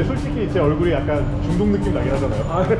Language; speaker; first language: Korean; native; Korean